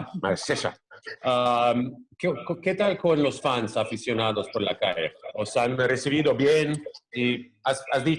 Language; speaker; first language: Spanish; non-native, fluent; Croatian